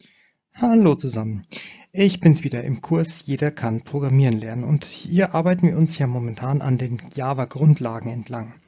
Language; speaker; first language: German; native; German